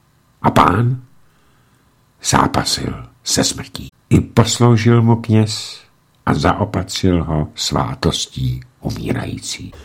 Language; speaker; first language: Czech; native; Czech